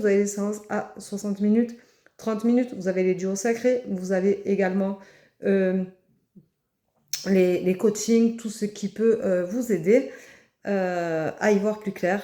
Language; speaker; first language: French; native; French